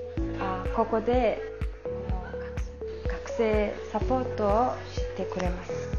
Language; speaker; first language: Japanese; non-native, learner; Mongolian